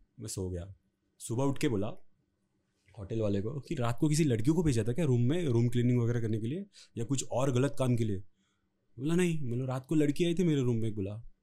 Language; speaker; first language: Hindi; non-native, local second language; Marathi